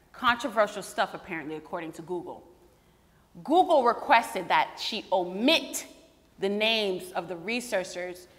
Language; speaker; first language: English; native; English